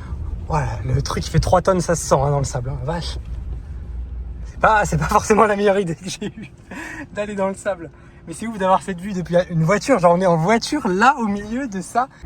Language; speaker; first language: French; native; French